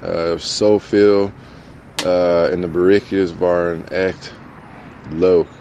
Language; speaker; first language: Dutch; non-native, learner; English